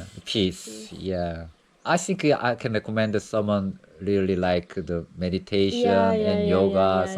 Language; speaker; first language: English; non-native, learner; Korean